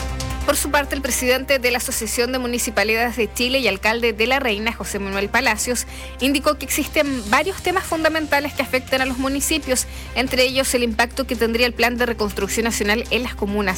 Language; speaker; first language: Spanish; native; Spanish